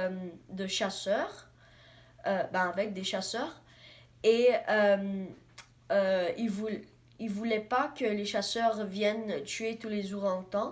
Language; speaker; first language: French; non-native, learner; English